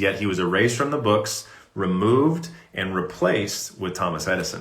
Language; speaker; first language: English; native; English